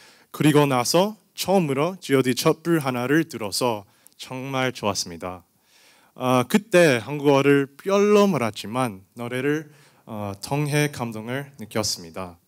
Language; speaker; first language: Korean; non-native, learner; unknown